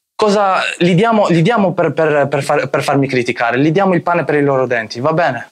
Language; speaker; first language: Italian; early bilingual, other home language; Arabic